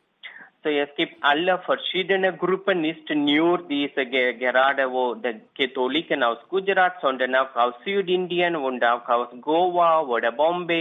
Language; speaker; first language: German; non-native, learner; Tamil